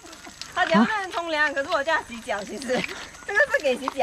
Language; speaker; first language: Chinese; native; Chinese